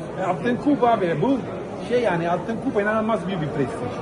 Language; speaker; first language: Turkish; non-native, fluent; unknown